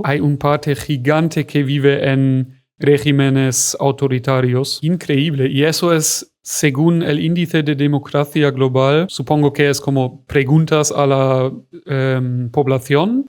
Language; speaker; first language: Spanish; non-native, fluent; German